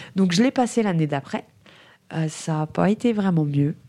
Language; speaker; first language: French; native; French